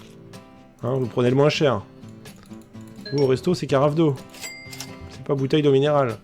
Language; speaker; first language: French; native; French